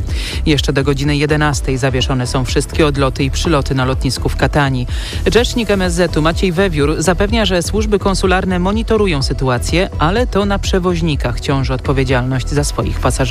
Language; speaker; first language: Polish; native; Polish